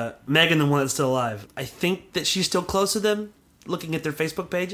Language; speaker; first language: English; native; English